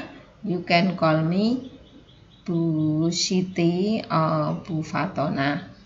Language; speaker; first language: English; non-native, fluent; Indonesian